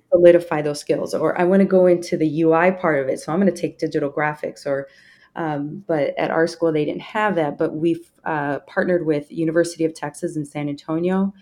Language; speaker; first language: English; native; English